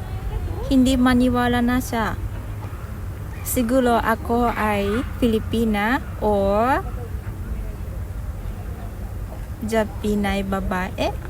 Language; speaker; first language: Filipino; non-native, learner; Japanese